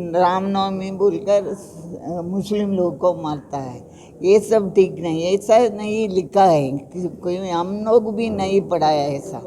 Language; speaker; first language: Hindi; non-native, local second language; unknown